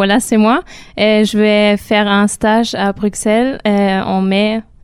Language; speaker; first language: French; non-native, fluent; German